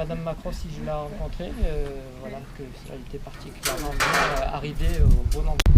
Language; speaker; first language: French; native; French